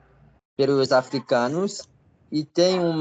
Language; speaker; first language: Portuguese; non-native, fluent; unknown